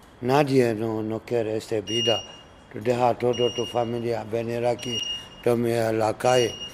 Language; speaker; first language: Spanish; non-native, learner; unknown